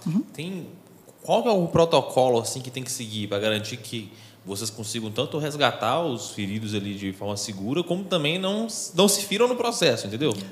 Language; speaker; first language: Portuguese; native; Portuguese